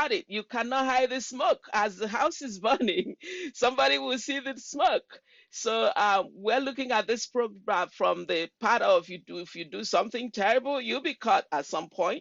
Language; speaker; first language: English; non-native, local second language; Igbo